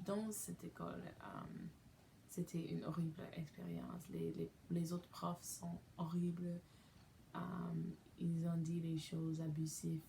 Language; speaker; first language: French; non-native, learner; English